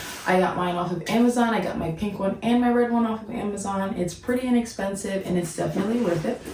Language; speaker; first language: English; native; English